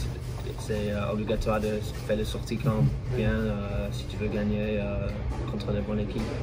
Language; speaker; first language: French; non-native, learner; English